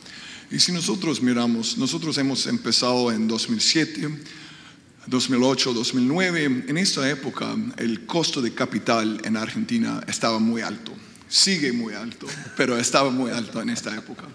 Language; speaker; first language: Spanish; non-native, fluent; English